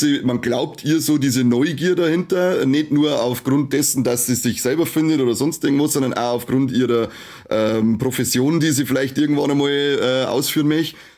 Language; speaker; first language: German; native; German